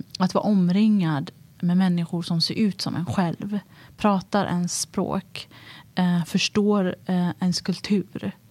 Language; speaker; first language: Swedish; early bilingual, other home language; Tigrinya